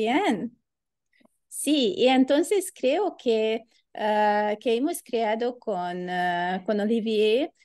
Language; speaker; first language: Spanish; non-native, learner; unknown